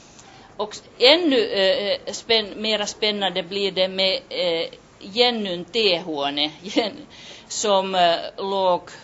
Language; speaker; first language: Swedish; non-native, local second language; Finnish